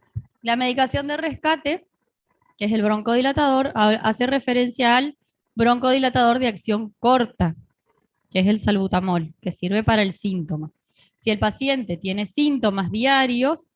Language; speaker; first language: Spanish; native; Spanish